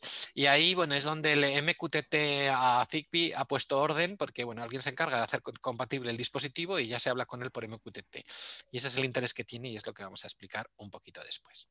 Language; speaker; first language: Spanish; native; Spanish